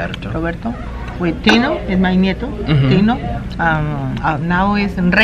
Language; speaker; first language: English; non-native, learner; Spanish